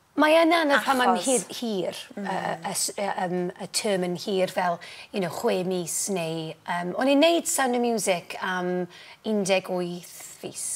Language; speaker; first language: Welsh; non-native, local second language; English